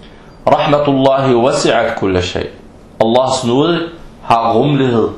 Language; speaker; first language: Danish; non-native, fluent; Arabic